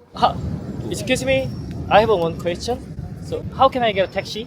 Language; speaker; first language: English; non-native, learner; Korean